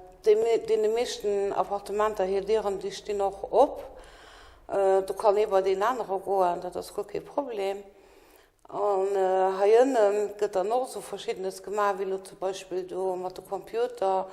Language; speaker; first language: German; non-native, local second language; Luxembourgish